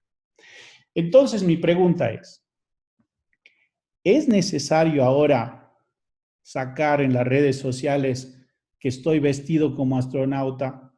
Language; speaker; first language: Spanish; native; Spanish